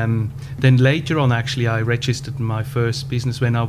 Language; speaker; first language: English; non-native, fluent; German